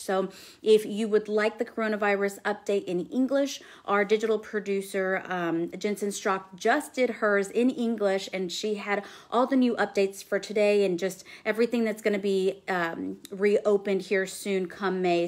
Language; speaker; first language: English; early bilingual, other home language; Spanish